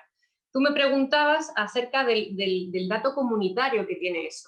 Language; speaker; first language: Spanish; native; Spanish